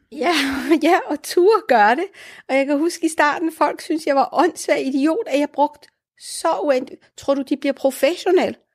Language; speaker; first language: Danish; early bilingual, other home language; Arabic